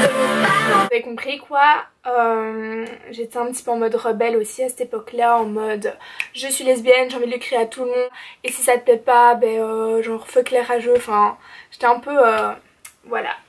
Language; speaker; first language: French; native; French